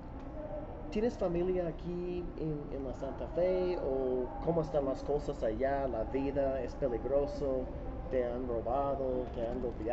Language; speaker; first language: Spanish; non-native, learner; English